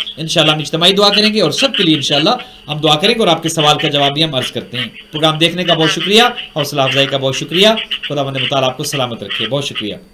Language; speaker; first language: Urdu; native; Urdu